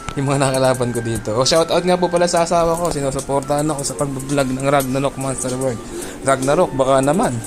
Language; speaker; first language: Filipino; native; Filipino